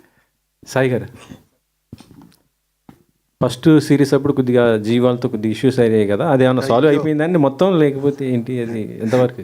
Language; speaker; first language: Telugu; native; Telugu